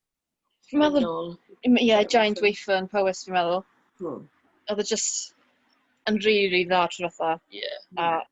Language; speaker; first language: Welsh; native; Welsh